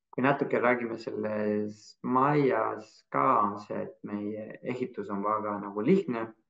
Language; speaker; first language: Estonian; non-native, fluent; Spanish